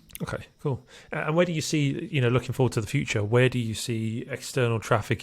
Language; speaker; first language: English; native; English